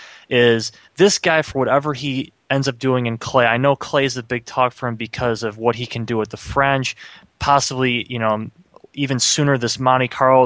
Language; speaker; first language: English; native; English